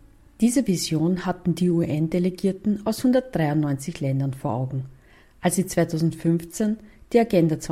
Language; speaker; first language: German; native; German